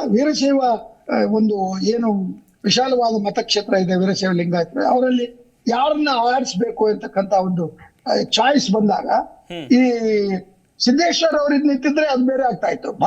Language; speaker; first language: Kannada; native; Kannada